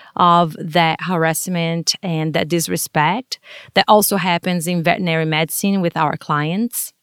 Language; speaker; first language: English; non-native, fluent; Portuguese